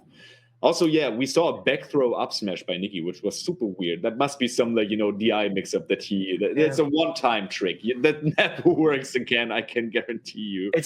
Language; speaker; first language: English; non-native, fluent; German